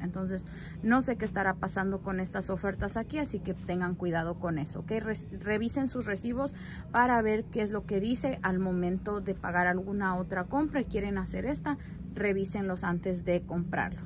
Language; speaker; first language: Spanish; native; Spanish